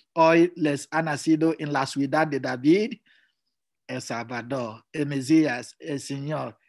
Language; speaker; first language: Spanish; non-native, fluent; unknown